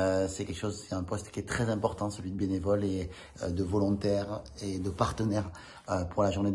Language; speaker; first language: French; native; French